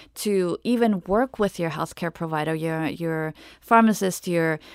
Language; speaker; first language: English; non-native, fluent; German